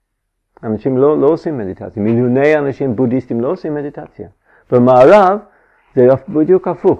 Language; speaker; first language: Hebrew; non-native, fluent; English